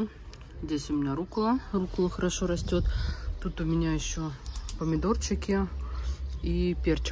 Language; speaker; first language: Russian; native; Russian